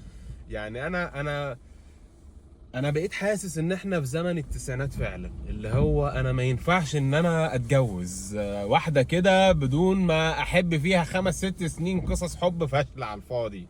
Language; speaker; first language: Arabic; native; Arabic